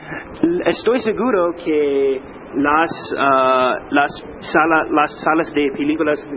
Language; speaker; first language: Spanish; non-native, learner; English